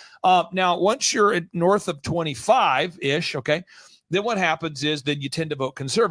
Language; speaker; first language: English; native; English